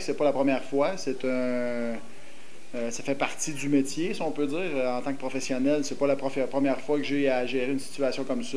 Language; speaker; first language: French; native; French